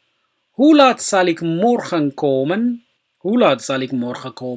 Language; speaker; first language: Dutch; non-native, fluent; Somali